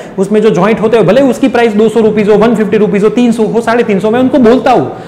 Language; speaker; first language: Hindi; non-native, local second language; Gujarati